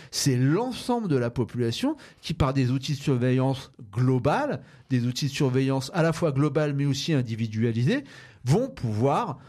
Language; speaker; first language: French; native; French